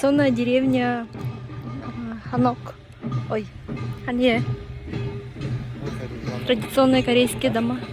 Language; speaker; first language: Russian; non-native, local second language; Tuvinian